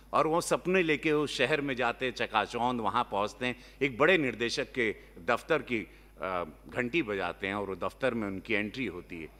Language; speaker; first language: Hindi; native; Hindi